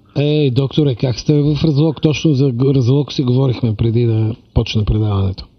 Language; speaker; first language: Bulgarian; native; Bulgarian